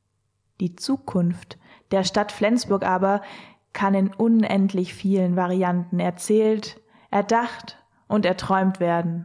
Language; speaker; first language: German; native; German